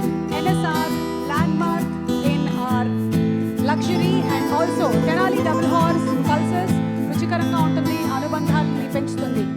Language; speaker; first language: Telugu; native; Telugu